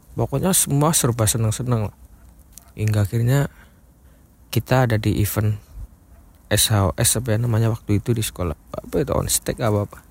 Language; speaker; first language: Indonesian; native; Indonesian